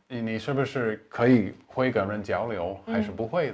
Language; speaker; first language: Chinese; non-native, fluent; English